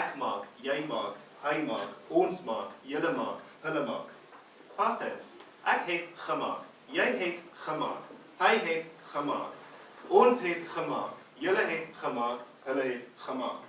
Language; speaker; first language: Afrikaans; non-native, fluent; English